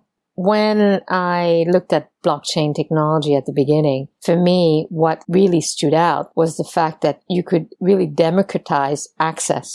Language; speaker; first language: English; non-native, fluent; French